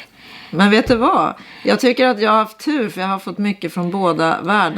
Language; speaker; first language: Swedish; native; Swedish